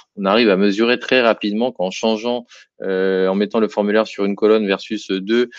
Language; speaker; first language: French; native; French